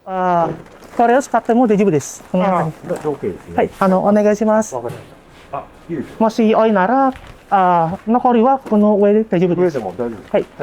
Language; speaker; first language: Japanese; non-native, learner; Indonesian